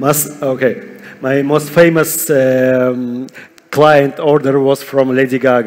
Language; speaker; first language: English; non-native, fluent; Russian